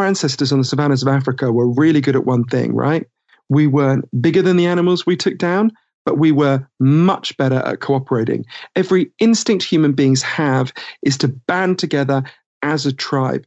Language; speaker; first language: English; native; English